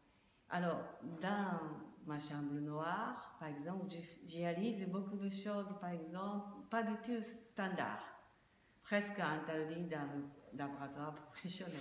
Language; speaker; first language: French; non-native, learner; Japanese